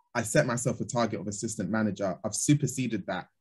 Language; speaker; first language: English; native; English